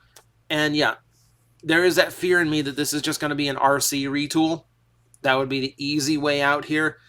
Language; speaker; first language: English; native; English